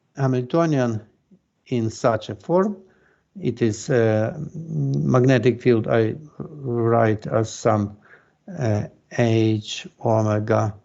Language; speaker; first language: English; non-native, fluent; Ukrainian